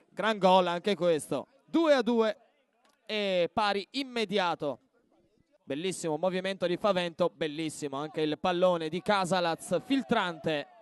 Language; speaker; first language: Italian; native; Italian